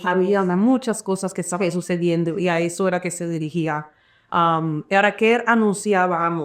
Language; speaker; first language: Spanish; early bilingual, heritage; Spanish